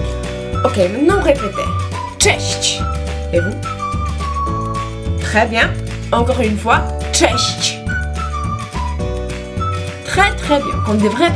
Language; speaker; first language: French; non-native, fluent; Polish